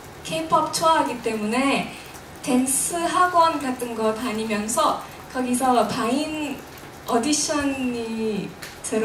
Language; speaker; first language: Korean; non-native, fluent; Indonesian